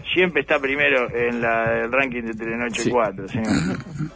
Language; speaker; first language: Spanish; native; Spanish